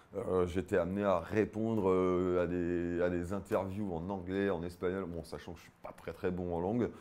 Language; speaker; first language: French; native; French